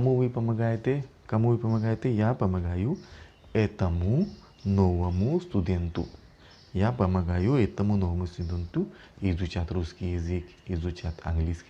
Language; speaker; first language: Russian; non-native, fluent; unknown